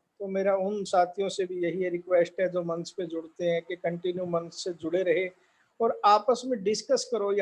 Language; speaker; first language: Hindi; native; Hindi